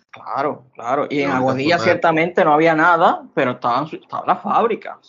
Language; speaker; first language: Spanish; native; Spanish